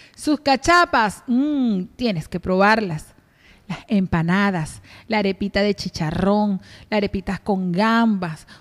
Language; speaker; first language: Spanish; native; Spanish